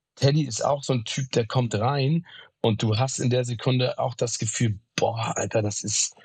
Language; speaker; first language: German; native; German